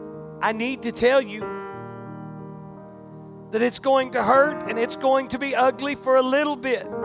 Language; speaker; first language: English; native; English